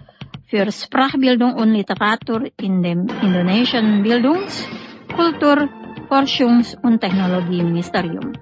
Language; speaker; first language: German; non-native, fluent; Indonesian